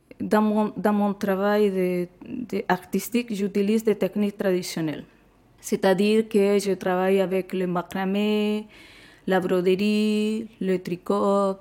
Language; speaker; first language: French; non-native, fluent; Spanish